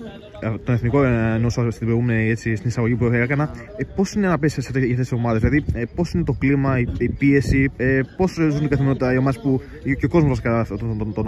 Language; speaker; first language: Greek; native; Greek